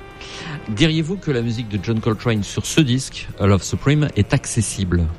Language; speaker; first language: French; native; French